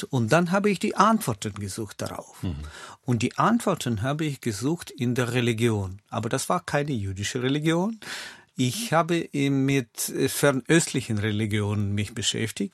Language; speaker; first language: German; non-native, fluent; Russian